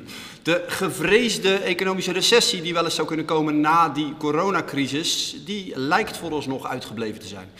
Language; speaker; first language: Dutch; native; Dutch